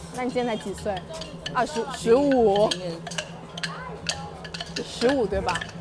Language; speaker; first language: Chinese; non-native, fluent; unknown